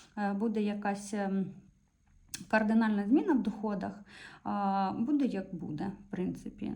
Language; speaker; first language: Ukrainian; non-native, local second language; Russian